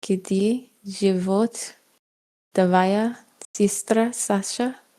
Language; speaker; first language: Russian; non-native, learner; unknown